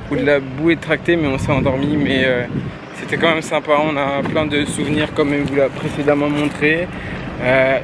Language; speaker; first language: French; native; French